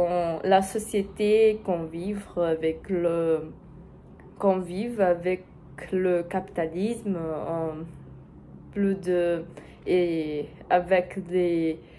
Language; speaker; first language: French; non-native, learner; Portuguese